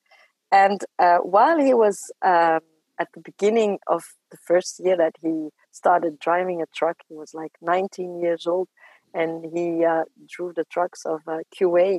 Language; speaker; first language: English; non-native, fluent; French